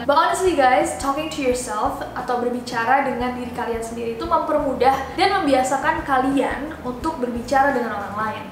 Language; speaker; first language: Indonesian; native; Indonesian